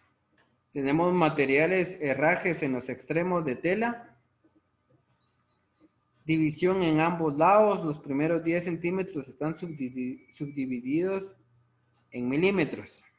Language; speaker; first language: Spanish; native; Spanish